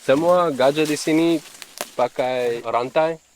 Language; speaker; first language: Indonesian; non-native, learner; English